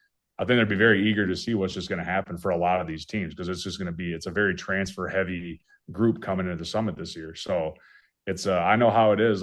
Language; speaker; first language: English; native; English